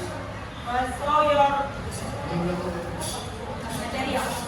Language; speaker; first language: English; non-native, learner; Indonesian